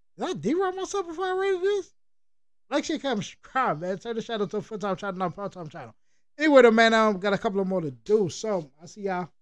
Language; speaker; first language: English; native; English